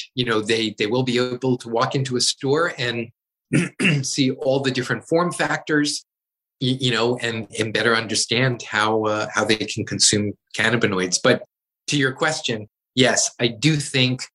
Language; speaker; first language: English; native; English